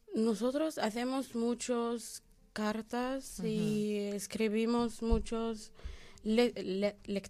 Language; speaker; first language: Spanish; non-native, learner; Arabic